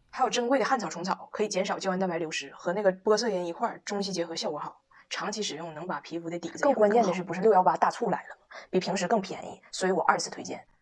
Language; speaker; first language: Chinese; native; Chinese